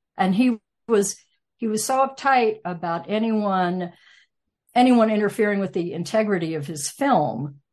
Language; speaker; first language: English; native; English